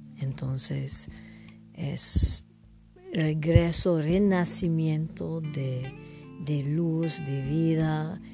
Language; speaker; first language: Spanish; non-native, learner; English